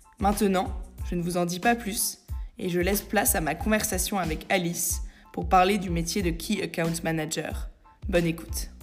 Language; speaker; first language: French; native; French